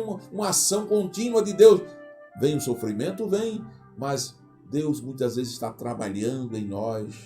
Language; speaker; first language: Portuguese; native; Portuguese